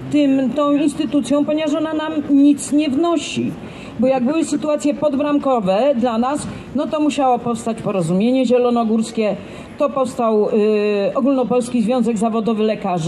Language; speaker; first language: Polish; native; Polish